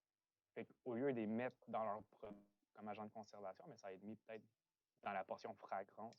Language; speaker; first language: French; native; French